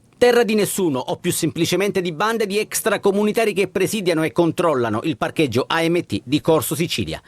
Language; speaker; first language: Italian; native; Italian